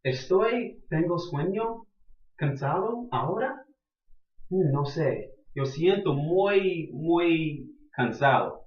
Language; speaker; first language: Spanish; non-native, learner; English